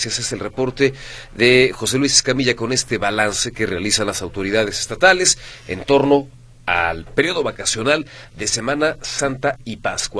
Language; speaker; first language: Spanish; native; Spanish